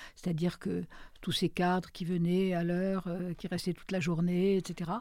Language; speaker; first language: French; native; French